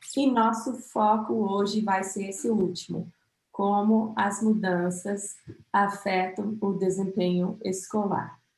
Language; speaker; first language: Portuguese; non-native, fluent; English